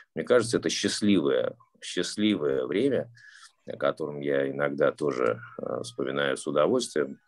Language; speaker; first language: Russian; native; Russian